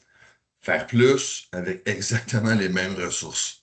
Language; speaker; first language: French; native; French